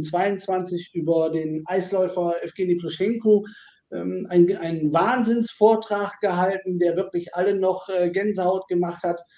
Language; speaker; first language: German; native; German